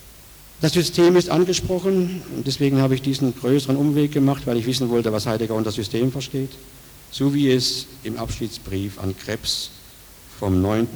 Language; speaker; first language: German; native; German